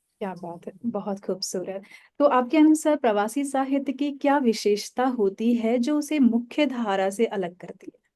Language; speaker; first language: Hindi; native; Hindi